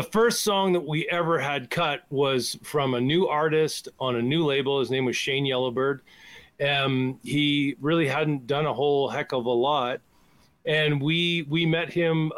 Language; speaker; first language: English; native; English